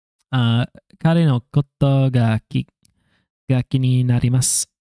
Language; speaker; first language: Japanese; non-native, learner; English